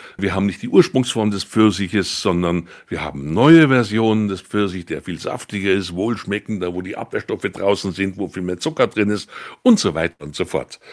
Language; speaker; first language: German; native; German